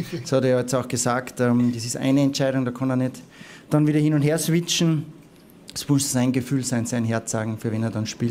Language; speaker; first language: German; native; German